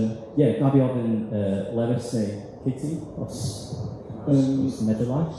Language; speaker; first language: Welsh; non-native, fluent; English